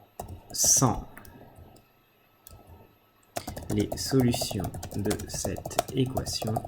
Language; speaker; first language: French; native; French